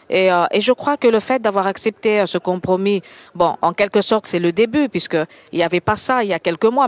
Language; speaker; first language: French; native; French